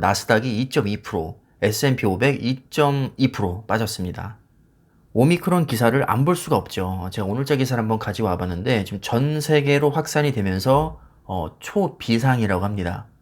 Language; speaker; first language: Korean; native; Korean